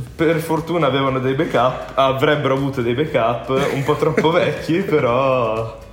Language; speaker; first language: Italian; early bilingual, other home language; Romanian